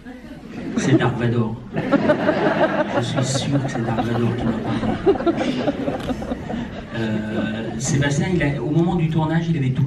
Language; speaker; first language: French; native; French